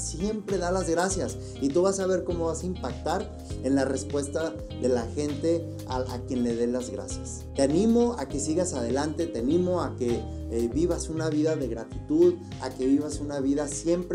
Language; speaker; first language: Spanish; native; Spanish